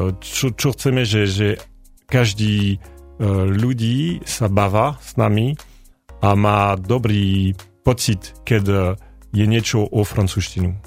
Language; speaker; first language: Slovak; non-native, learner; French